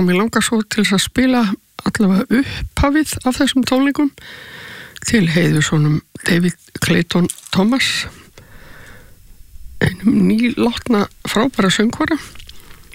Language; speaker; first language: Icelandic; native; Icelandic